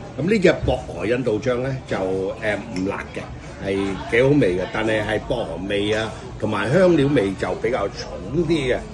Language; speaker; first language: Cantonese; early bilingual, other home language; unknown